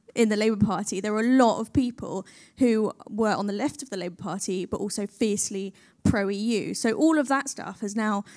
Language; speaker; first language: English; native; English